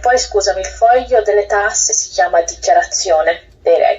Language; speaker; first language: Italian; native; Italian